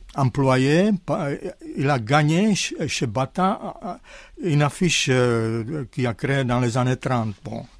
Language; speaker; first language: French; non-native, fluent; Czech